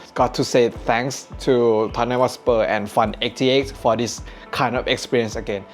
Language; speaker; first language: English; non-native, fluent; Thai